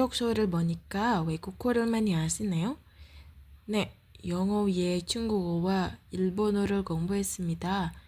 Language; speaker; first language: Korean; non-native, learner; Indonesian